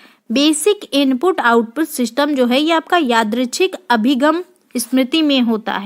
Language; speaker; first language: Hindi; native; Hindi